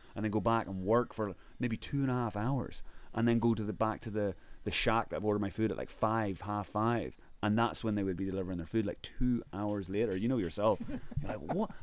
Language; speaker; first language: English; native; English